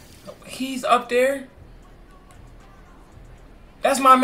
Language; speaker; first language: English; native; English